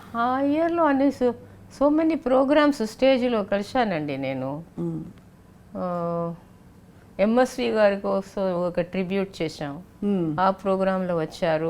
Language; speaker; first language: Telugu; non-native, local second language; Tamil